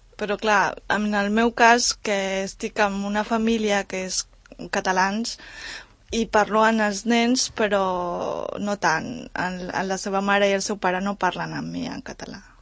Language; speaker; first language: Catalan; non-native, learner; Spanish